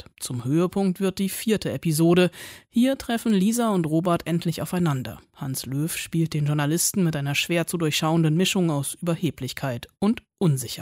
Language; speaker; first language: German; native; German